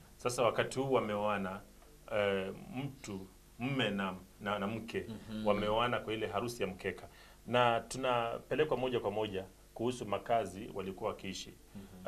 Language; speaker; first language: Swahili; native; Swahili